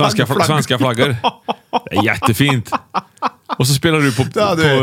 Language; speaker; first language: Swedish; native; Swedish